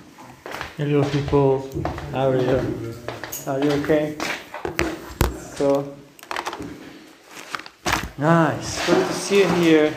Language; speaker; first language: English; non-native, fluent; Persian